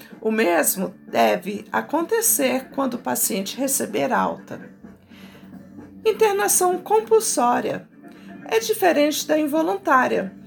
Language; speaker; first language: Portuguese; native; Portuguese